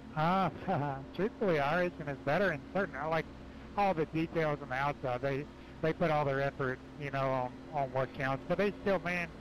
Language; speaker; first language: English; native; English